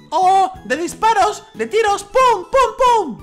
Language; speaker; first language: Spanish; native; Spanish